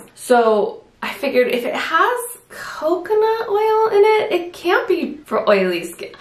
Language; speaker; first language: English; native; English